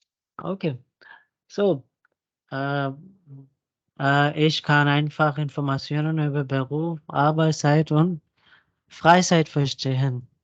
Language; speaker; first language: German; non-native, fluent; Urdu